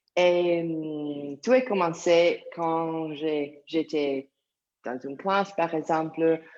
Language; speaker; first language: French; non-native, learner; Italian